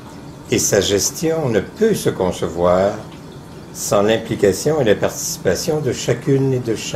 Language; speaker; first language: French; native; French